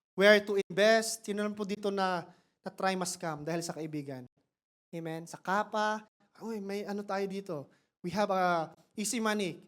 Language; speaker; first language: Filipino; non-native, local second language; Cebuano